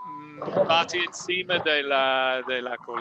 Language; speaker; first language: Spanish; non-native, learner; English